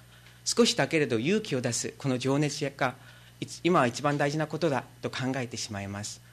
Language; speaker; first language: Japanese; non-native, learner; Korean